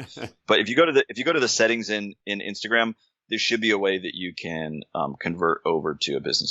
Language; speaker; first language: English; native; English